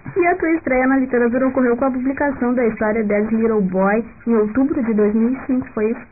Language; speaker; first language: Portuguese; native; Portuguese